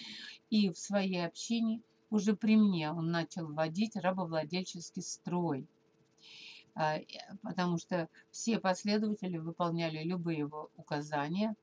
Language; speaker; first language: Russian; native; Russian